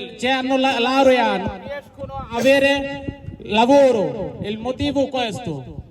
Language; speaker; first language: Italian; non-native, learner; Bangla